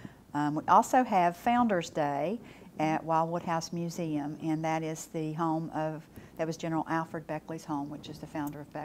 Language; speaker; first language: English; native; English